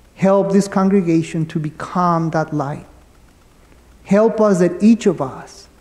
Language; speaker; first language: English; non-native, fluent; Spanish